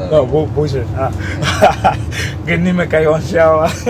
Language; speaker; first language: Chinese; non-native, fluent; Spanish